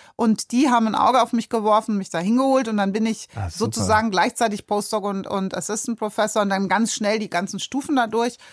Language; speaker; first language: German; native; German